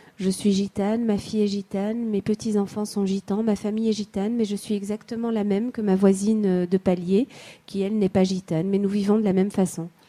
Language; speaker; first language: French; native; French